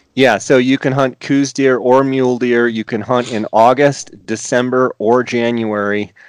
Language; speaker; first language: English; native; English